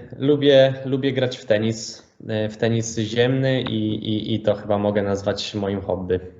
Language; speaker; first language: Polish; native; Polish